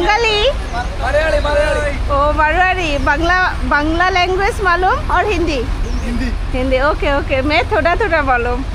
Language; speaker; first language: Hindi; non-native, learner; Bangla